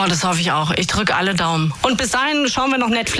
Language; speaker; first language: German; native; German